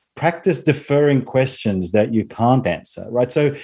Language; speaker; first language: English; non-native, fluent; Spanish